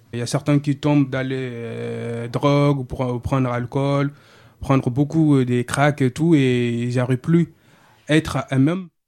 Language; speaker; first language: French; non-native, fluent; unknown